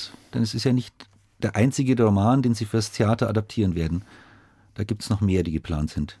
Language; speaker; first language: German; native; German